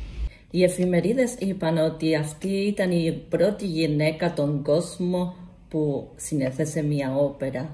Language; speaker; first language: Greek; non-native, learner; Spanish